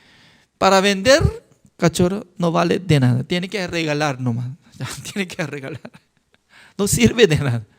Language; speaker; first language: Spanish; non-native, fluent; Korean